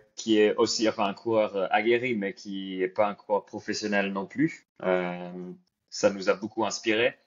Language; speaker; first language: French; native; French